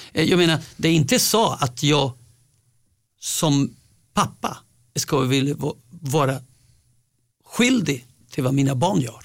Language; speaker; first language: Swedish; non-native, fluent; Spanish